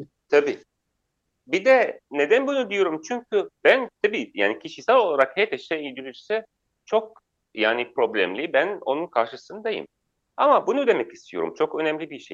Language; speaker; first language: Turkish; non-native, fluent; Arabic